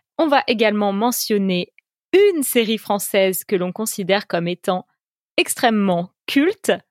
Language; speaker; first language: French; native; French